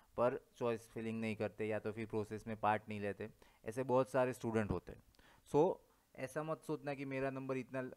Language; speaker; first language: Hindi; non-native, local second language; Gujarati